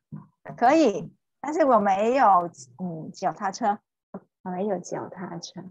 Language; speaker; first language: Chinese; non-native, fluent; Vietnamese